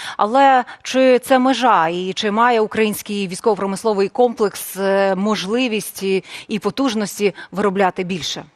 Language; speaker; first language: Ukrainian; native; Ukrainian